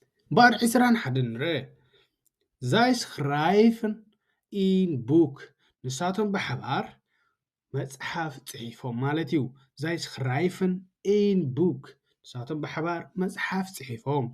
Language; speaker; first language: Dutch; non-native, learner; Tigrinya